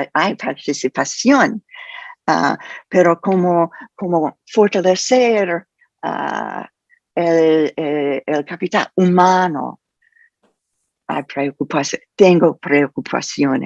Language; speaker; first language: Spanish; non-native, fluent; English